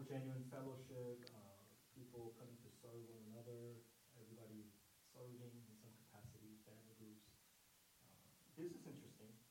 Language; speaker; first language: English; non-native, fluent; Korean